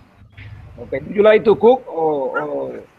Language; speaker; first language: English; non-native, learner; Spanish